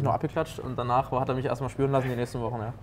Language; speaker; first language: German; native; German